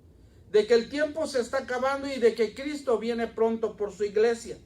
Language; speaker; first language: Spanish; native; Spanish